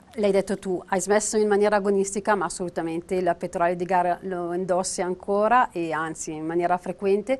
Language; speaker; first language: Italian; native; Italian